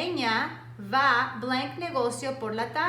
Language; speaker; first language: Spanish; non-native, fluent; English